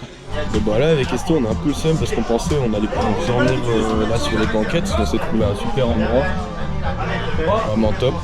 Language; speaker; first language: French; native; French